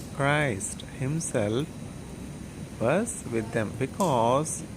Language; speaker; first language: English; non-native, local second language; Telugu